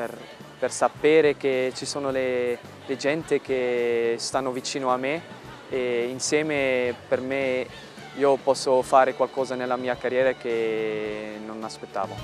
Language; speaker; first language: Italian; non-native, fluent; German